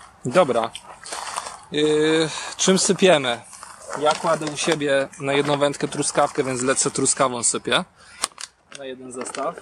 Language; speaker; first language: Polish; native; Polish